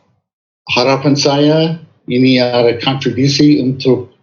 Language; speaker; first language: Indonesian; non-native, fluent; English